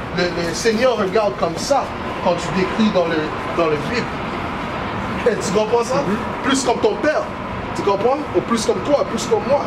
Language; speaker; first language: French; non-native, learner; English